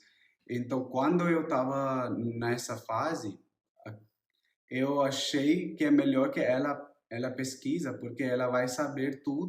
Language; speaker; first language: Portuguese; non-native, learner; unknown